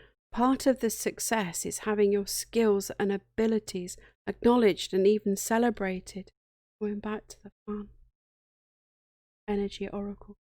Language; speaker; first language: English; native; English